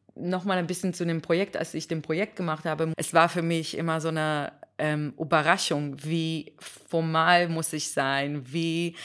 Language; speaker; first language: German; non-native, fluent; Hebrew